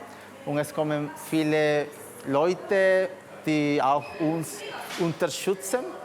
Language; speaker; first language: German; non-native, fluent; Spanish